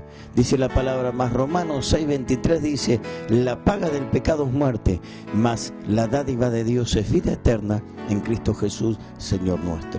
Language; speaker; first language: Spanish; native; Spanish